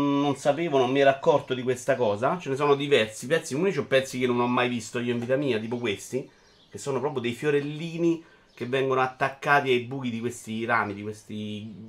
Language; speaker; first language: Italian; native; Italian